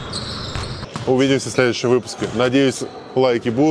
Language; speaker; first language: Russian; native; Russian